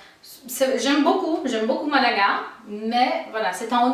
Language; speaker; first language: French; non-native, fluent; Portuguese